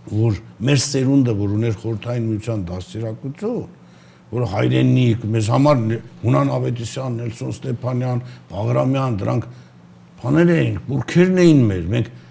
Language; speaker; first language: Armenian; native; Armenian